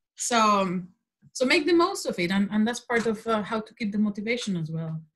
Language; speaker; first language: English; non-native, fluent; Spanish